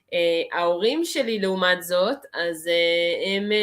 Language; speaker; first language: Hebrew; early bilingual, other home language; Russian